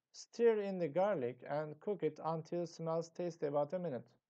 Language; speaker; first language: English; non-native, fluent; Turkish